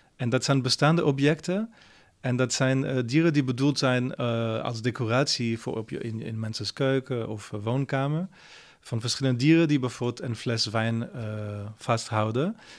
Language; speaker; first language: Dutch; non-native, fluent; French